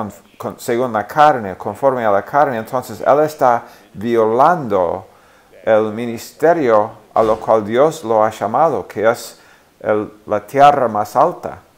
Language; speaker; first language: Spanish; non-native, fluent; English